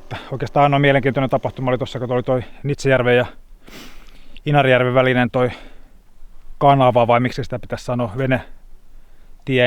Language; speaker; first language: Finnish; native; Finnish